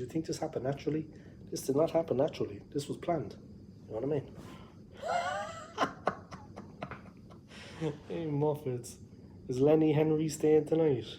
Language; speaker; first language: English; native; English